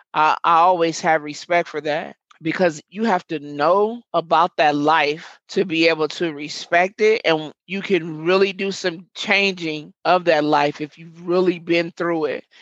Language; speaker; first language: English; native; English